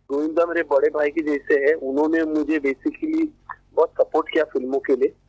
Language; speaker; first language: Hindi; non-native, local second language; Tamil